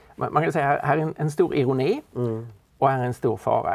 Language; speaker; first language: Swedish; native; Swedish